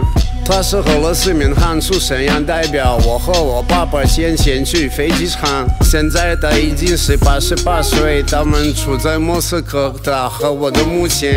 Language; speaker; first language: Chinese; non-native, learner; Russian